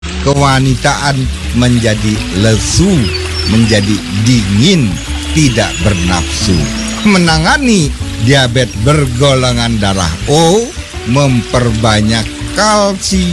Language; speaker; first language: Indonesian; native; Indonesian